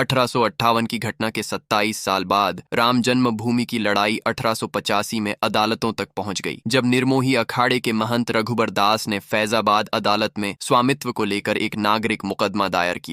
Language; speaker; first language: Hindi; native; Hindi